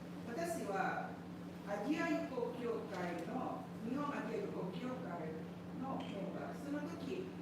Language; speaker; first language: Japanese; non-native, learner; Indonesian